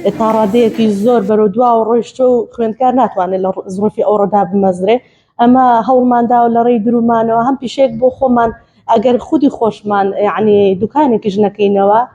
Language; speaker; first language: Central Kurdish; native; Central Kurdish